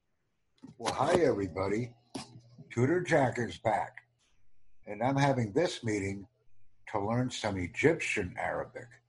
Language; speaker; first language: English; non-native, fluent; Romanian